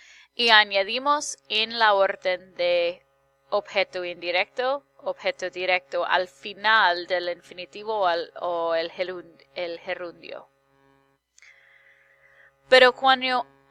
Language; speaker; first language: Spanish; non-native, fluent; English